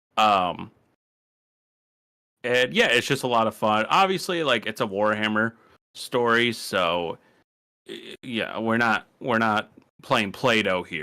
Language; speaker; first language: English; native; English